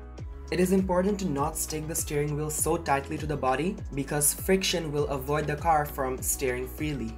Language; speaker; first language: English; non-native, fluent; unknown